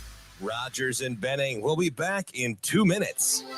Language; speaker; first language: English; native; English